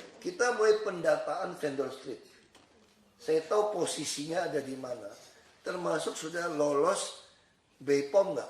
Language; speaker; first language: Indonesian; native; Indonesian